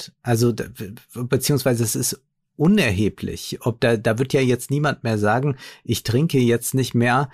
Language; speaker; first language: German; native; German